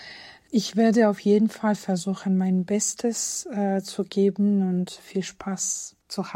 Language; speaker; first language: German; non-native, fluent; Georgian